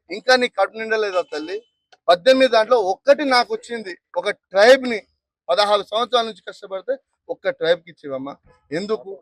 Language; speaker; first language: Telugu; non-native, local second language; Lambadi